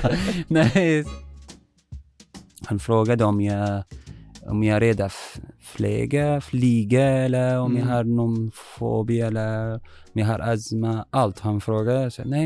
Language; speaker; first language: Swedish; non-native, learner; Arabic